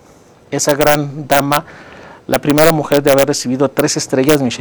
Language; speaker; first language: Spanish; non-native, fluent; Greek